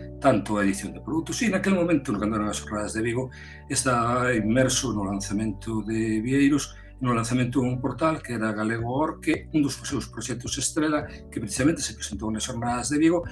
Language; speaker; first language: Galician; non-native, local second language; Spanish